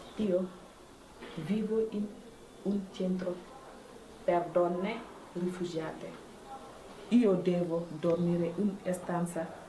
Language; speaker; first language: Italian; non-native, learner; Wolof